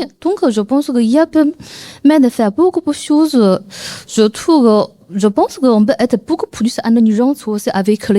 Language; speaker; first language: French; non-native, learner; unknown